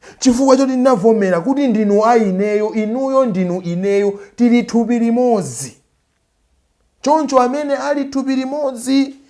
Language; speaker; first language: Nyanja; non-native, local second language; Tumbuka